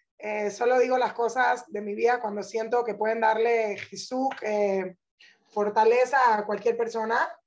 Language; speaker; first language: Spanish; native; Spanish